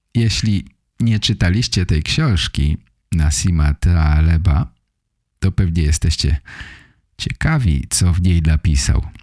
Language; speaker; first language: Polish; native; Polish